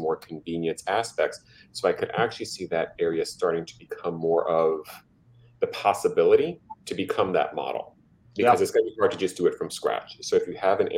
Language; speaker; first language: English; native; English